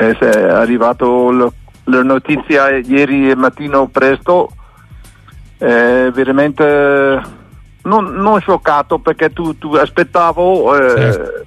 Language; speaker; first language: Italian; non-native, learner; Dutch